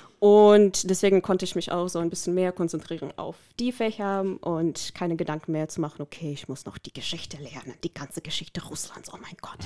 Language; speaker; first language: German; non-native, fluent; Korean